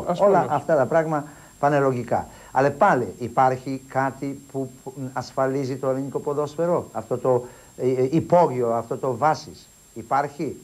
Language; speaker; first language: Greek; non-native, fluent; Polish